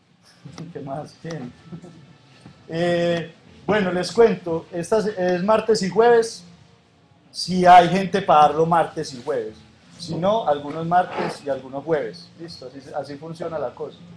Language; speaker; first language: Spanish; native; Spanish